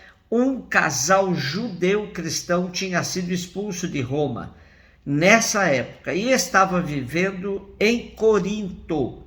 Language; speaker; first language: Portuguese; native; Portuguese